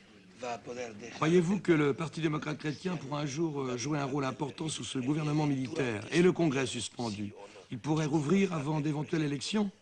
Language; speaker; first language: French; native; French